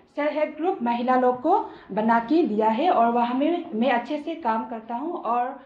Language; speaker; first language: Hindi; non-native, local second language; Garo